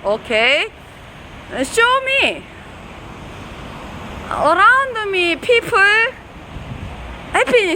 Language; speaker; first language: English; non-native, learner; Korean